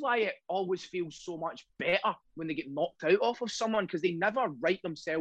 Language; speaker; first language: English; native; English